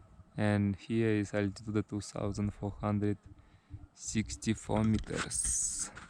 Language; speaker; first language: English; non-native, learner; Russian